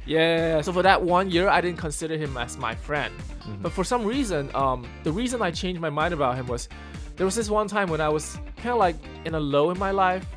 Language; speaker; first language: English; early bilingual, other home language; Chinese